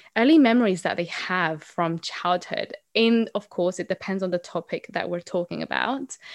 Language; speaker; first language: English; non-native, fluent; Spanish